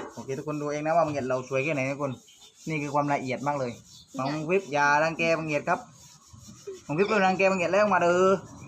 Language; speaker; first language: Thai; native; Thai